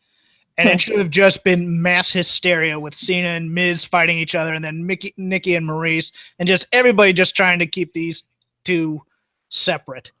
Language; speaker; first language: English; native; English